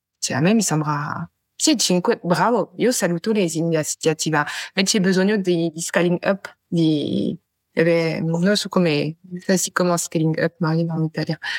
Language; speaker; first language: Italian; non-native, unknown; French